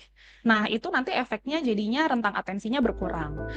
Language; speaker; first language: Indonesian; native; Indonesian